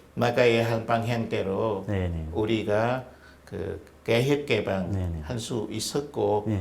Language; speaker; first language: Korean; non-native, fluent; Vietnamese